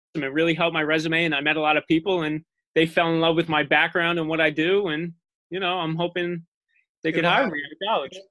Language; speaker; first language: English; native; English